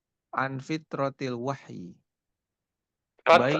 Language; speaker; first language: Arabic; non-native, learner; Indonesian